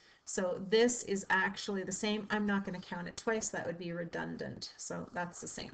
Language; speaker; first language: English; native; English